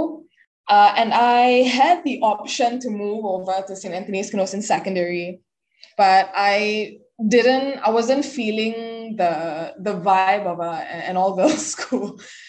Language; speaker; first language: English; native; English